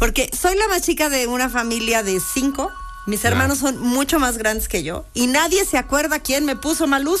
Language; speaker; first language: Spanish; native; Spanish